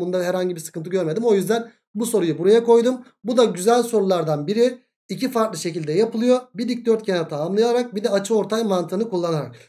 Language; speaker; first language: Turkish; native; Turkish